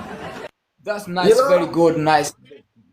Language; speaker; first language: English; non-native, learner; Swahili